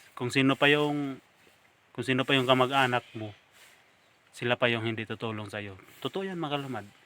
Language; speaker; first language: Filipino; non-native, local second language; Cebuano